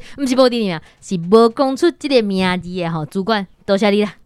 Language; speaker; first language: Min Nan Chinese; non-native, local second language; Chinese